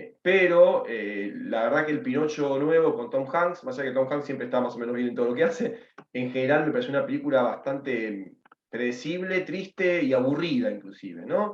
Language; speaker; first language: Spanish; native; Spanish